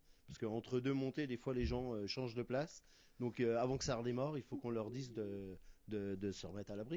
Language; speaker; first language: French; native; French